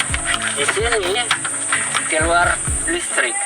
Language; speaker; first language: Indonesian; non-native, learner; French